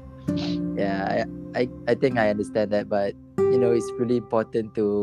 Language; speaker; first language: English; non-native, local second language; Malay